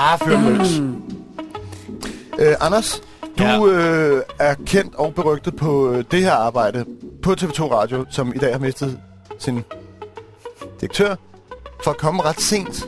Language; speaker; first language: Danish; native; Danish